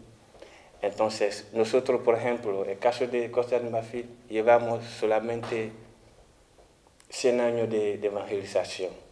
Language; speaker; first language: Spanish; non-native, fluent; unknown